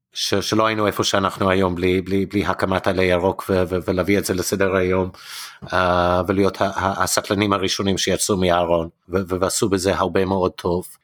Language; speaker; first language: Hebrew; non-native, fluent; English